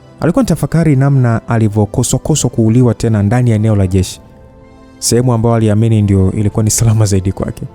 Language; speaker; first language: Swahili; native; Swahili